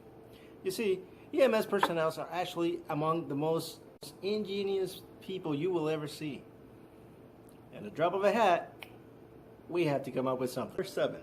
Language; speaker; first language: English; native; English